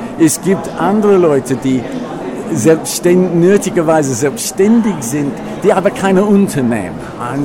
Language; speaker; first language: German; non-native, fluent; English